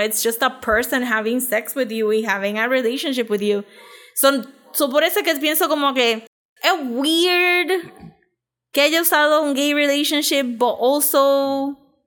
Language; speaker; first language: English; non-native, local second language; Spanish